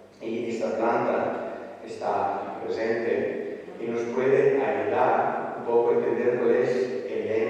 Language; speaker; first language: Spanish; non-native, fluent; Italian